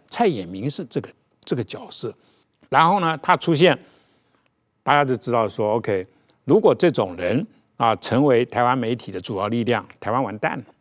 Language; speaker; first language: Chinese; native; Chinese